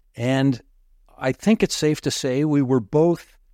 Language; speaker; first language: English; native; English